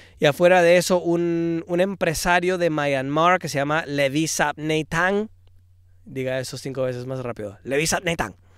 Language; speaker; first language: Spanish; early bilingual, heritage; Spanish